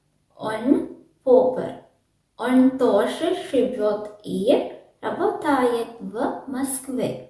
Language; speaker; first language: Russian; non-native, learner; Sinhala